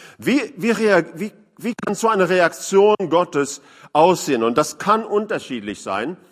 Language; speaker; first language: German; non-native, fluent; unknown